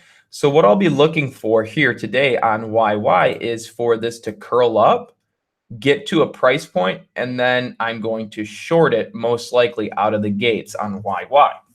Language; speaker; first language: English; native; English